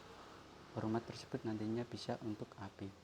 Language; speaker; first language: Indonesian; native; Indonesian